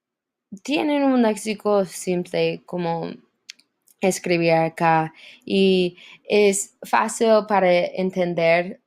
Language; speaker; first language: Spanish; non-native, learner; English